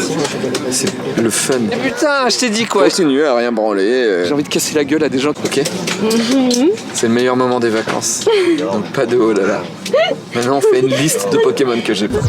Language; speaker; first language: French; native; French